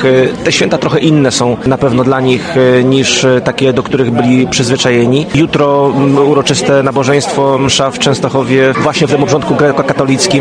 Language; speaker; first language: Polish; native; Polish